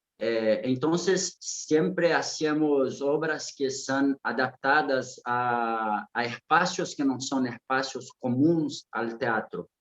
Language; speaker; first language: Spanish; non-native, fluent; Portuguese